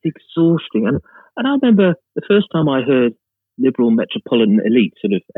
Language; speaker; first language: English; native; English